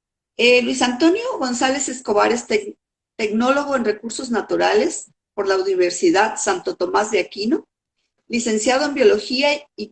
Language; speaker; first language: Spanish; native; Spanish